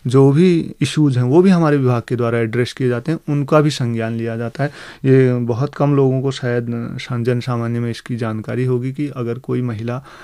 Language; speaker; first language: Hindi; native; Hindi